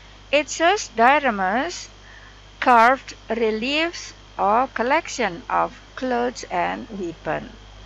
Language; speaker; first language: English; non-native, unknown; Indonesian